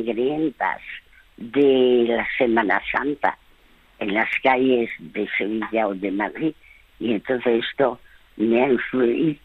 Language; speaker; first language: Spanish; early bilingual, other home language; French